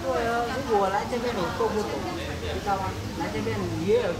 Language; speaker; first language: Chinese; non-native, learner; Vietnamese